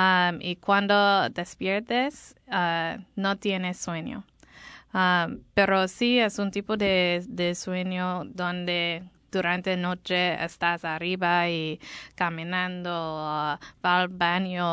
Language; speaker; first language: Spanish; non-native, learner; English